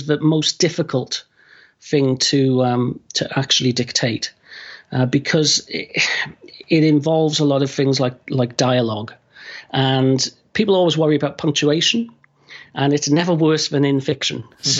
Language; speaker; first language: English; native; English